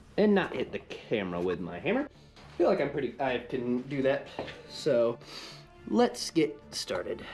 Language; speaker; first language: English; native; English